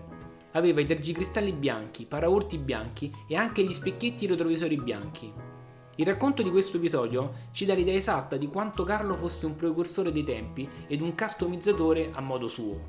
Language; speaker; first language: Italian; native; Italian